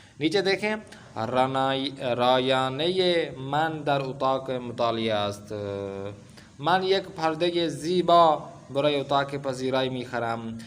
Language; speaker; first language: Persian; non-native, fluent; Urdu